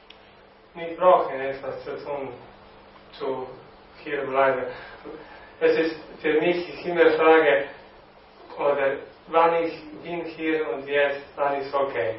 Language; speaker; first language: German; non-native, learner; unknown